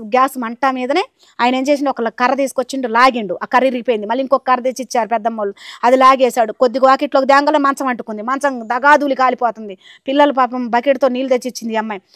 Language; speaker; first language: Telugu; native; Telugu